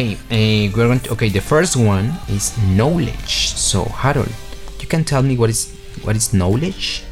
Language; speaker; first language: English; non-native, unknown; Spanish